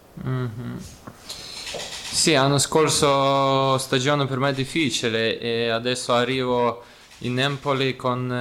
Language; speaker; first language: Italian; non-native, learner; Ukrainian